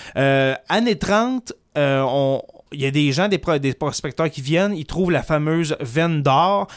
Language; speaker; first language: French; native; French